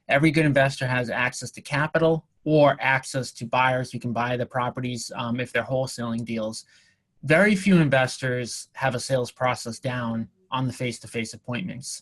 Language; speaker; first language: English; native; English